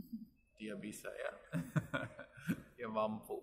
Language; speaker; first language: Indonesian; non-native, learner; Dutch